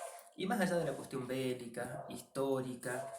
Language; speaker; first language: Spanish; native; Spanish